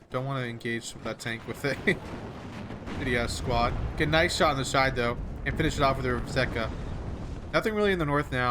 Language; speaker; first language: English; native; English